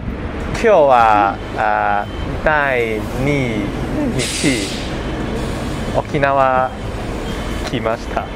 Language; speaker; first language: Japanese; non-native, learner; Cantonese